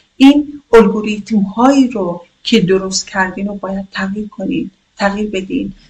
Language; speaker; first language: Persian; non-native, local second language; Kurdish